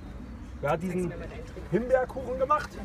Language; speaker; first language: German; native; German